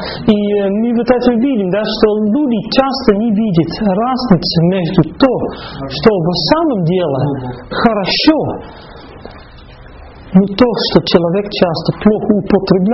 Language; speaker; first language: Russian; non-native, fluent; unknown